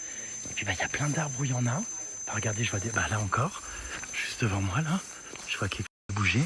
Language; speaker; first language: French; native; French